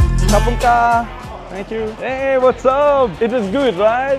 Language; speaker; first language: English; non-native, learner; Persian